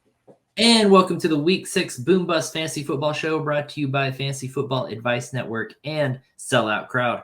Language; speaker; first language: English; native; English